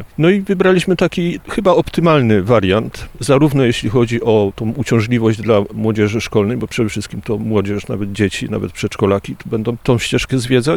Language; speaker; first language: Polish; native; Polish